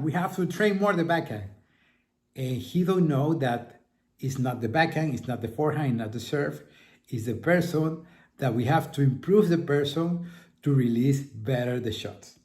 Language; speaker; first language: English; non-native, fluent; Spanish